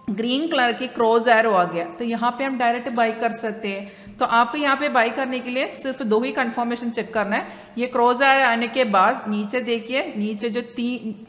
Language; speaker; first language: Hindi; non-native, local second language; Malayalam